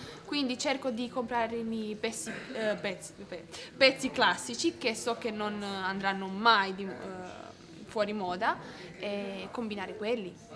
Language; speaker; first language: Italian; non-native, fluent; Romanian